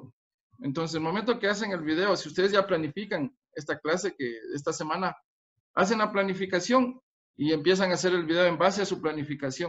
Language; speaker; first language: Spanish; native; Spanish